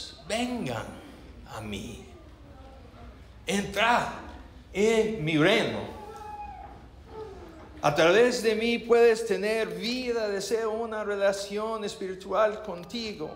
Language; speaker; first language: Spanish; non-native, learner; English